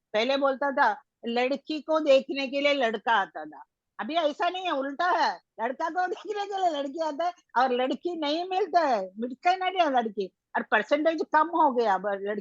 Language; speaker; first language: Hindi; non-native, local second language; Tamil